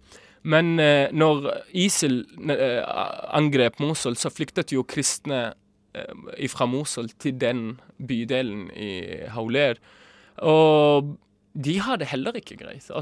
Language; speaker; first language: Norwegian; early bilingual, other home language; Arabic